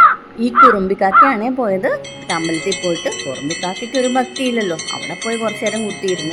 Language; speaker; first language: Malayalam; native; Malayalam